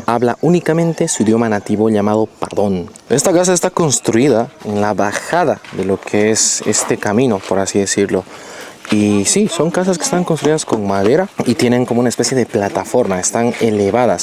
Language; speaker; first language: Spanish; native; Spanish